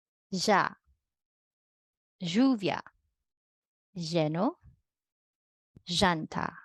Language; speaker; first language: Spanish; non-native, fluent; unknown